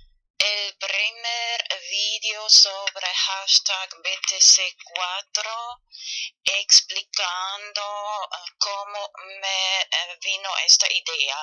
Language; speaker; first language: Spanish; non-native, fluent; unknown